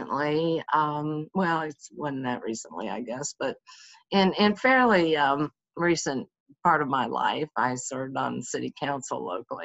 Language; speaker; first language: English; native; English